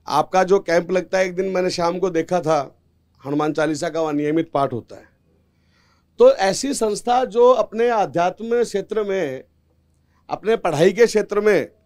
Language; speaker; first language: Hindi; native; Hindi